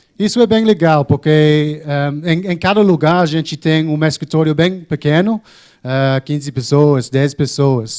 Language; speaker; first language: Portuguese; non-native, fluent; English